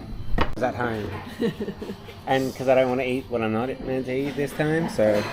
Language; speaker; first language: English; native; English